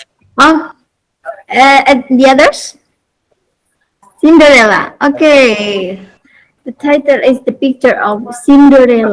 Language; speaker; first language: English; non-native, learner; Indonesian